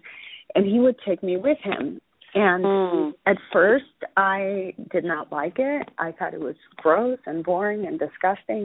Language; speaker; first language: English; early bilingual, other home language; Spanish